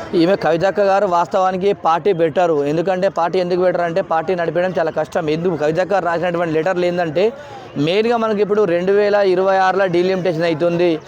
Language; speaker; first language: Telugu; native; Telugu